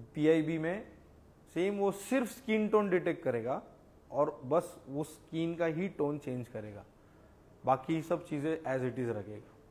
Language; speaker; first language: Hindi; non-native, local second language; Marathi